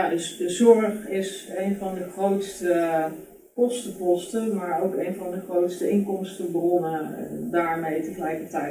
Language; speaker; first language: Dutch; native; Dutch